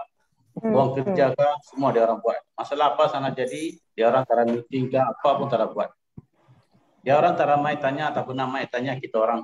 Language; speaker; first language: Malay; non-native, local second language; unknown